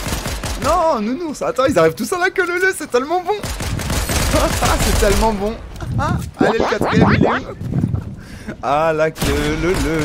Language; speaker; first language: French; native; French